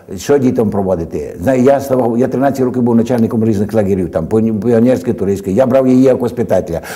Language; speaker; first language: Ukrainian; native; Ukrainian